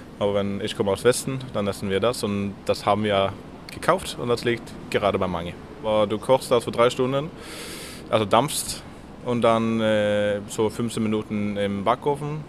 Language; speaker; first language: German; non-native, fluent; Norwegian